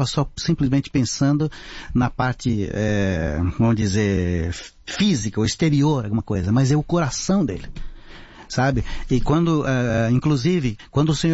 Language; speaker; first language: Portuguese; non-native, local second language; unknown